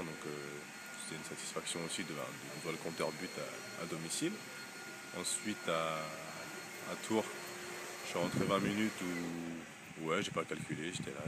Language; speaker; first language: French; native; French